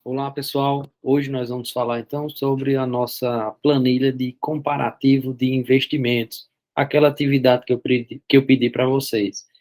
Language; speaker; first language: Portuguese; native; Portuguese